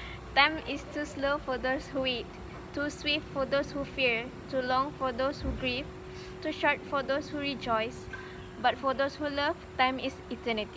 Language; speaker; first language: English; non-native, learner; Malay